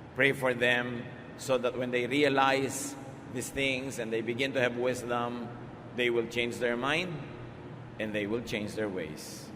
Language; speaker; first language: English; non-native, local second language; Filipino